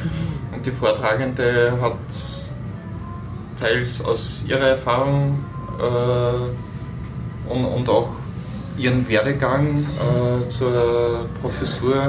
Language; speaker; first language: German; native; German